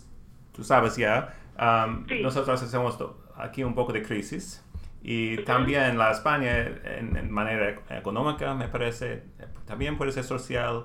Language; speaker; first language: Spanish; non-native, learner; English